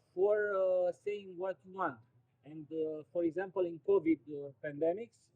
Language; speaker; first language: English; non-native, fluent; Romanian